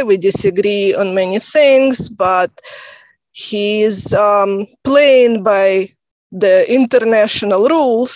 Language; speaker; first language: English; non-native, fluent; Russian